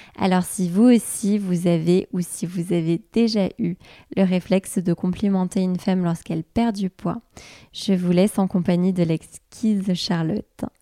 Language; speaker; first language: French; native; French